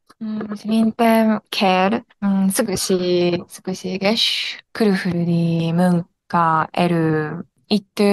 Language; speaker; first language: Hungarian; non-native, fluent; Japanese